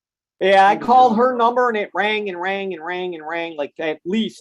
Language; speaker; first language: English; native; English